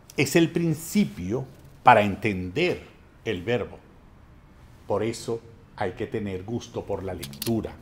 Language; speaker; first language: Spanish; native; Spanish